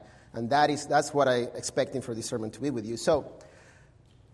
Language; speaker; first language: English; non-native, fluent; Spanish